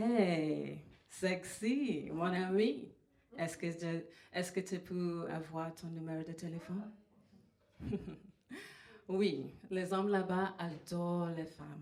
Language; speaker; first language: French; non-native, fluent; English